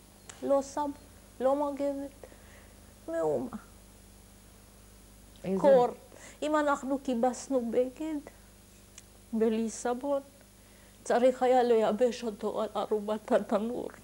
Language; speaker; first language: Hebrew; non-native, fluent; Hungarian